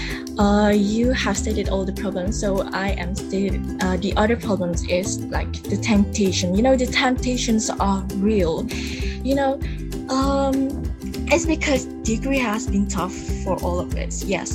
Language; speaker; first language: English; non-native, local second language; Malay